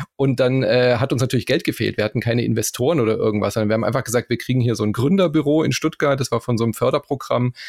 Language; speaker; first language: German; native; German